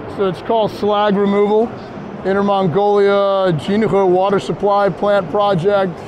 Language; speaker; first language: English; native; English